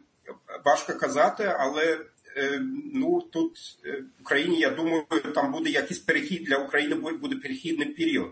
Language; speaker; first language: Ukrainian; non-native, fluent; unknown